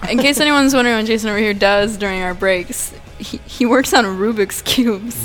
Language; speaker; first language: English; early bilingual, other home language; Russian